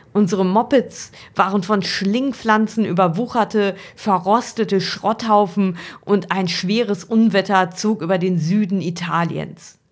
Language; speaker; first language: German; native; German